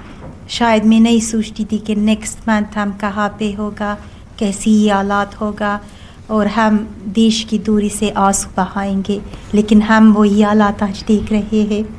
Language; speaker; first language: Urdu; non-native, learner; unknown